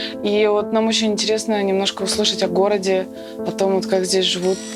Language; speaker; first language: Russian; native; Russian